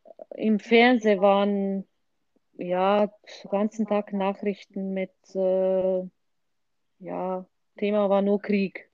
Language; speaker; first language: German; non-native, fluent; Croatian